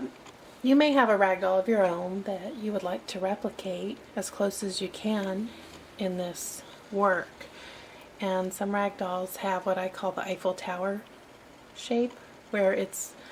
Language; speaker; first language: English; native; English